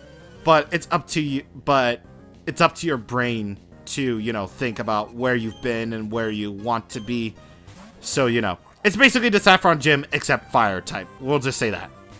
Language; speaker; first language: English; native; English